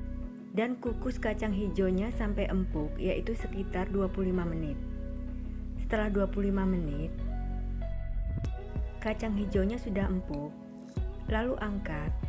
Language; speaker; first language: Indonesian; native; Indonesian